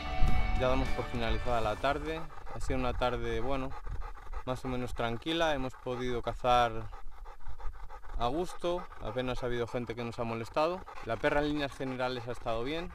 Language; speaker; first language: Spanish; native; Spanish